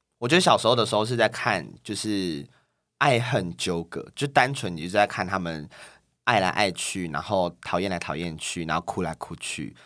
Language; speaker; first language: Chinese; native; Chinese